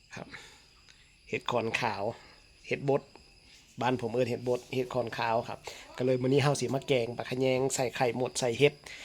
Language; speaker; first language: Thai; non-native, local second language; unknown